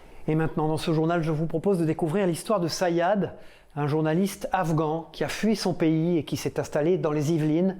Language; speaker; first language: French; native; French